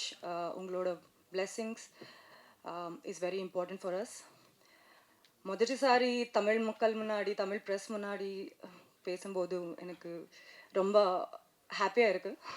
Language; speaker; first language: Tamil; non-native, learner; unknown